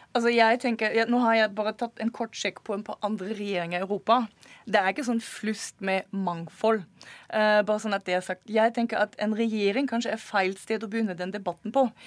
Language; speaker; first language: Norwegian; non-native, fluent; German